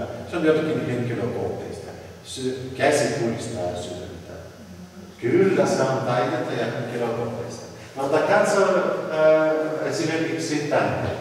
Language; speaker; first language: Finnish; non-native, learner; Russian